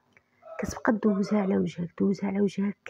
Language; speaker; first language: Arabic; native; Arabic